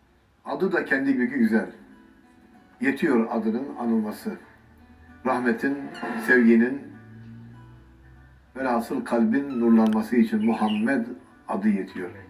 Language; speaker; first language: Turkish; native; Turkish